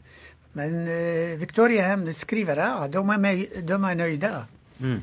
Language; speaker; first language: Swedish; non-native, fluent; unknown